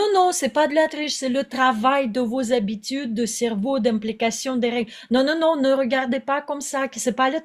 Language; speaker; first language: French; non-native, fluent; Russian